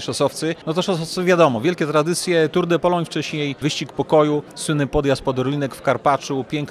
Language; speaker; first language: Polish; native; Polish